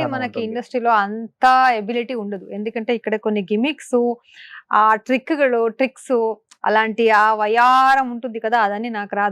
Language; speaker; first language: Telugu; non-native, local second language; Kannada